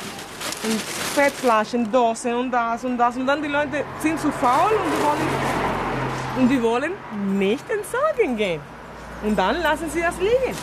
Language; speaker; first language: German; non-native, fluent; Spanish